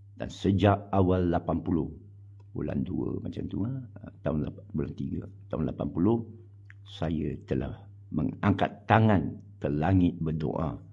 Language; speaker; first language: Malay; non-native, local second language; Chinese